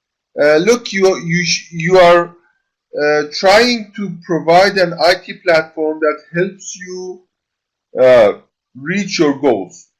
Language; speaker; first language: English; non-native, fluent; Persian